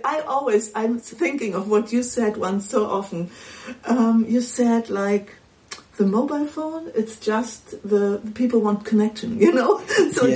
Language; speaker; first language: English; non-native, fluent; German